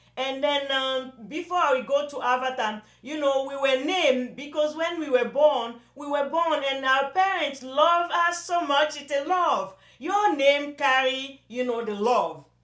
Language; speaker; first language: English; non-native, local second language; Yoruba